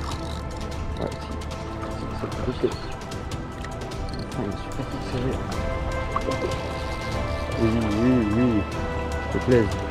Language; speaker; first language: French; native; French